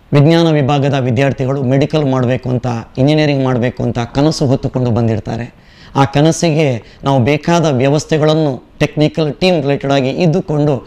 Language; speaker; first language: Kannada; native; Kannada